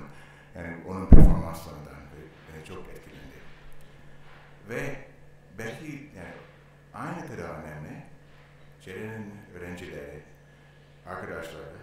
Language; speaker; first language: Turkish; non-native, learner; English